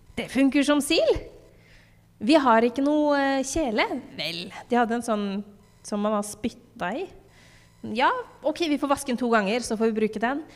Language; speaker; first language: Norwegian; native; Norwegian